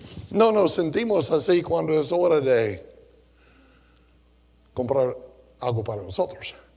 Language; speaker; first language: Spanish; non-native, fluent; English